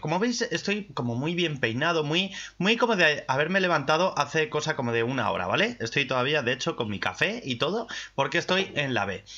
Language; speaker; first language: Spanish; native; Spanish